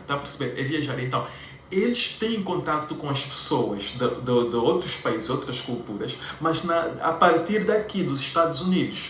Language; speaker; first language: Portuguese; native; Portuguese